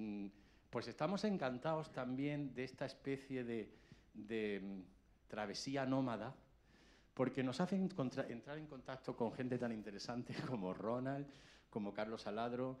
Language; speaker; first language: Spanish; native; Spanish